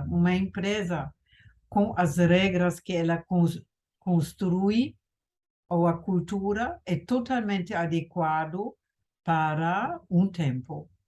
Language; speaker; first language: Portuguese; non-native, fluent; German